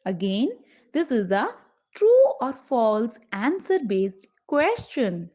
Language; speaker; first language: English; non-native, local second language; Punjabi